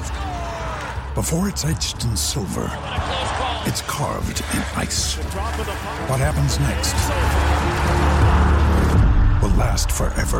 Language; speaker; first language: English; native; English